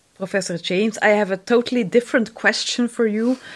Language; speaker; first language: English; non-native, fluent; Dutch